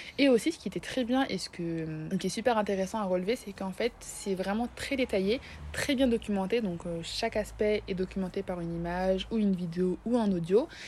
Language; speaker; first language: French; native; French